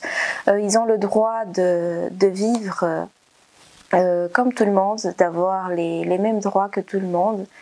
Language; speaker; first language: French; early bilingual, other home language; Portuguese